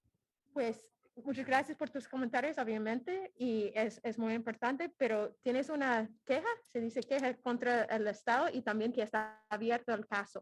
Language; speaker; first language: Spanish; non-native, fluent; English